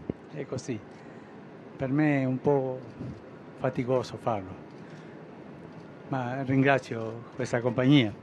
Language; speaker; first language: Italian; non-native, fluent; Spanish